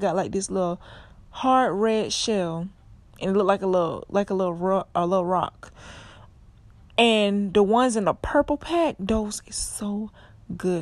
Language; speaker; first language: English; native; English